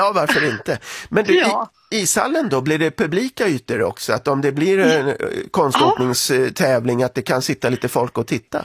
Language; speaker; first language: Swedish; native; Swedish